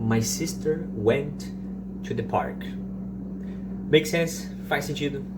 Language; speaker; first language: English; non-native, fluent; Portuguese